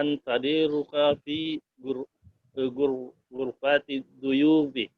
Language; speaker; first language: Arabic; non-native, learner; Indonesian